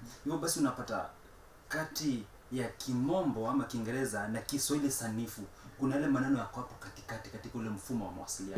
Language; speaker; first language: Swahili; non-native, local second language; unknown